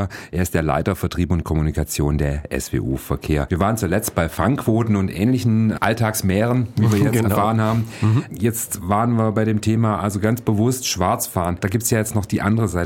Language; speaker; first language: German; native; German